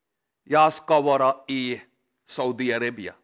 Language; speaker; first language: Swedish; non-native, learner; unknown